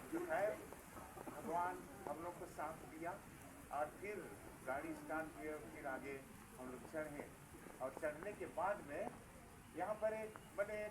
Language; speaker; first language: Hindi; native; Hindi